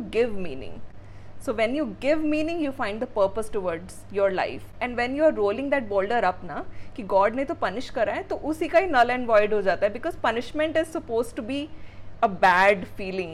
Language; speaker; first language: English; non-native, local second language; Hindi